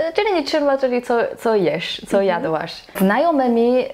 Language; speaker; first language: Polish; non-native, learner; Chinese